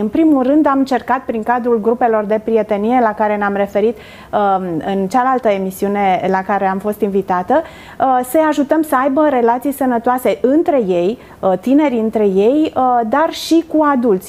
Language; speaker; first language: Romanian; native; Romanian